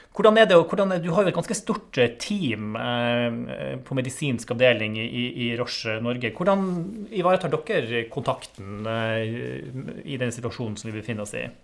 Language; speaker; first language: Norwegian; native; Norwegian